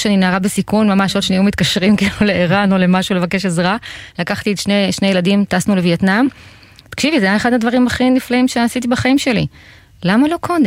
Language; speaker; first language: Hebrew; native; Hebrew